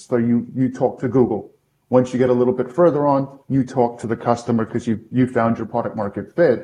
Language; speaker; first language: English; native; English